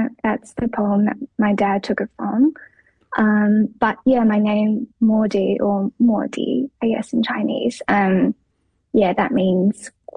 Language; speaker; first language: English; native; English